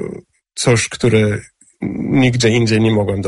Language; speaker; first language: Polish; non-native, fluent; English